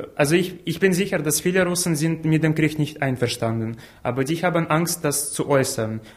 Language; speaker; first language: German; non-native, fluent; Ukrainian